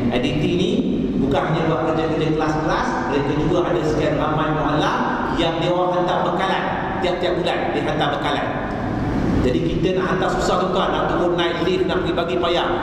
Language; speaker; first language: Malay; native; Malay